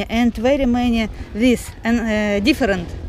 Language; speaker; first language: English; non-native, learner; Russian